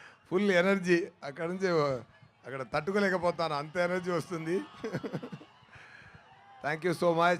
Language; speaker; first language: Telugu; non-native, fluent; Tamil